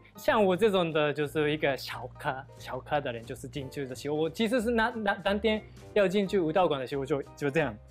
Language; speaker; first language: Chinese; non-native, fluent; Japanese